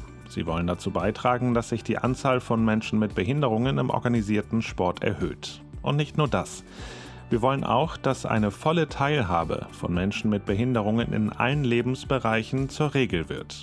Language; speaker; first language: German; native; German